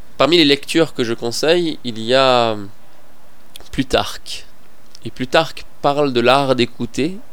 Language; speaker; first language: French; non-native, fluent; Persian